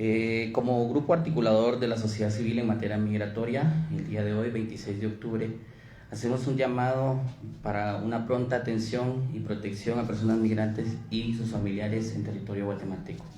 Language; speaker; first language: Spanish; native; Spanish